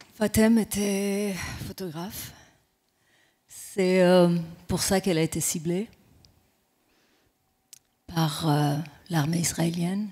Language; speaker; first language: French; non-native, fluent; Persian